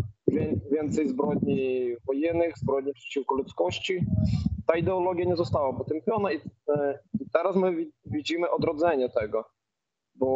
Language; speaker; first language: Polish; non-native, fluent; Ukrainian